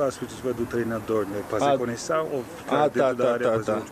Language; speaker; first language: Portuguese; non-native, learner; Turkish